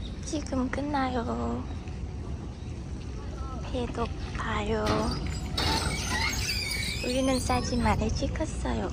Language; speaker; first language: Korean; non-native, learner; Vietnamese